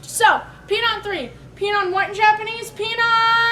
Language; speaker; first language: English; native; English